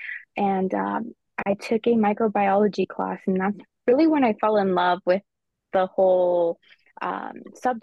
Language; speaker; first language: English; early bilingual, other home language; Spanish